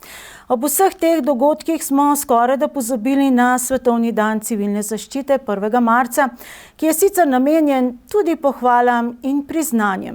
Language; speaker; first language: Slovenian; native; Slovenian